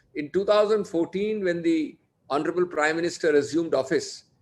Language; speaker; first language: English; non-native, local second language; Hindi